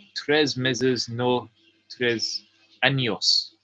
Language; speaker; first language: Spanish; non-native, learner; English